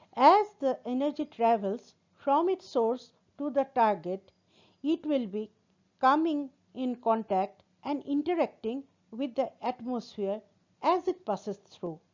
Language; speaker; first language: English; non-native, local second language; Assamese